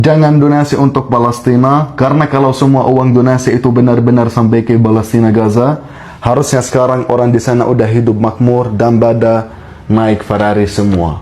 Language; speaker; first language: Indonesian; non-native, fluent; Arabic